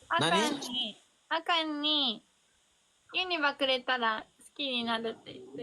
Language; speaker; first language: Japanese; native; Japanese